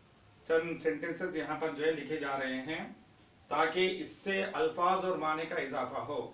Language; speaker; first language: Hindi; non-native, fluent; Urdu